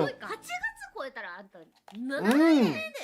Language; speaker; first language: Japanese; native; Japanese